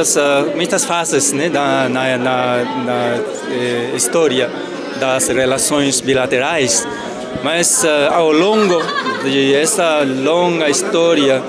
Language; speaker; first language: Portuguese; non-native, fluent; Japanese